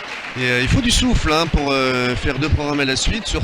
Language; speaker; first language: French; native; French